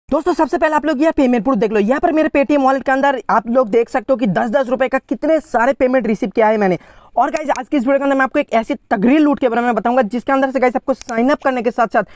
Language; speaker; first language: Hindi; non-native, local second language; Bangla